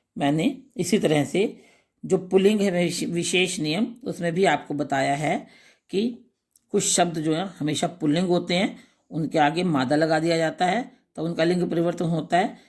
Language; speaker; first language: Hindi; native; Hindi